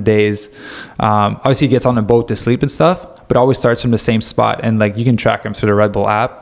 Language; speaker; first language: English; native; English